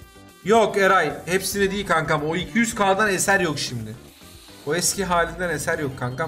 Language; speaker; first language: Turkish; native; Turkish